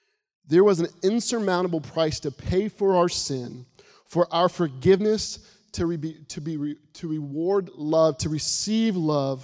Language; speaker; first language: English; native; English